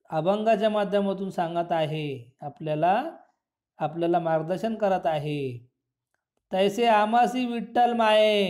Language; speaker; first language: Marathi; non-native, local second language; Urdu